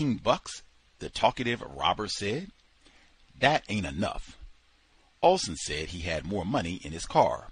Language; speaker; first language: English; native; English